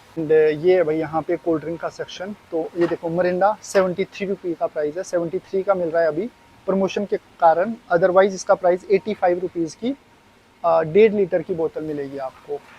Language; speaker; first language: Hindi; native; Hindi